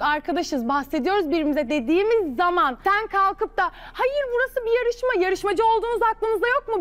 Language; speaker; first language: Turkish; native; Turkish